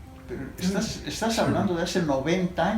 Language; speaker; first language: Spanish; native; Spanish